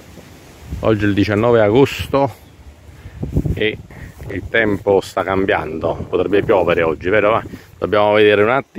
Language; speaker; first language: Italian; native; Italian